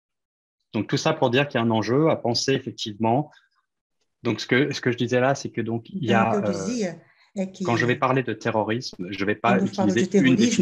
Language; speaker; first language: French; native; French